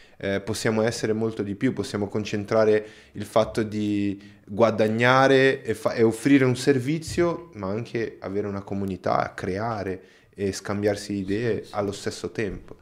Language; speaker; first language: Italian; non-native, fluent; Portuguese